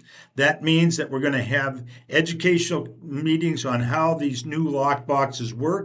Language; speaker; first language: English; native; English